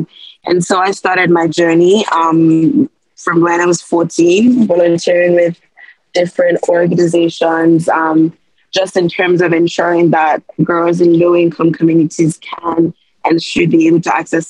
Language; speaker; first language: English; non-native, local second language; Yoruba